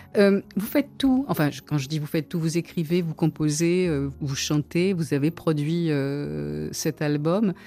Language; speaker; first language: French; native; French